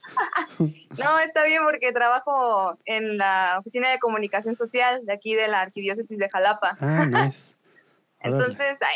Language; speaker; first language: Spanish; native; Spanish